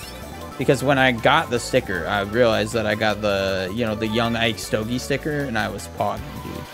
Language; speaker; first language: English; native; English